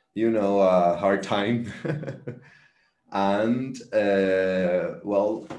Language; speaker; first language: English; non-native, fluent; Spanish